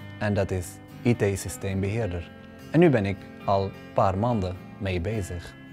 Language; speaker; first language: Dutch; non-native, fluent; Arabic